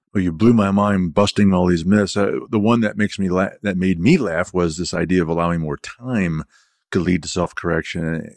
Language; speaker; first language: English; native; English